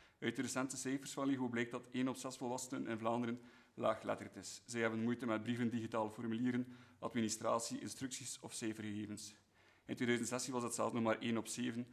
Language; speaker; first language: Dutch; native; Dutch